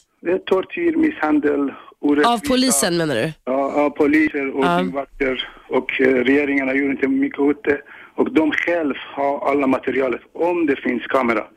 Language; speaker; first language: Swedish; non-native, learner; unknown